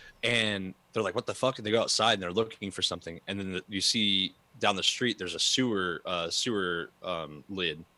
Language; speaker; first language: English; native; English